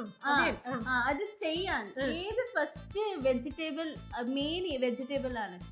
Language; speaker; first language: Malayalam; non-native, learner; Tamil